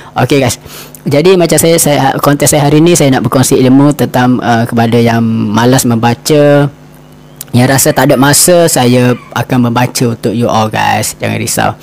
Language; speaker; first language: Malay; native; Malay